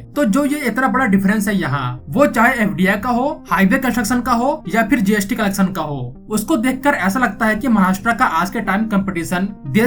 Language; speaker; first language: Hindi; native; Hindi